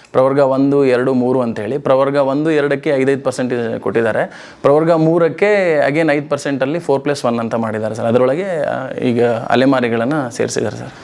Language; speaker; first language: Kannada; non-native, local second language; Lambadi